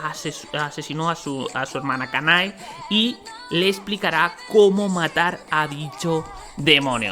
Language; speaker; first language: Spanish; native; Spanish